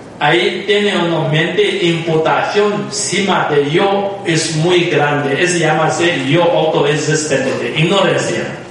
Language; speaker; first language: Spanish; non-native, learner; Tibetan